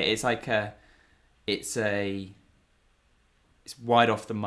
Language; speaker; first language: English; native; English